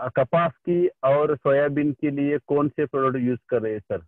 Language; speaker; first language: Hindi; non-native, local second language; Marathi